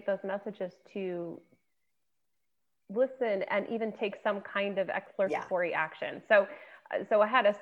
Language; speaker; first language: English; native; English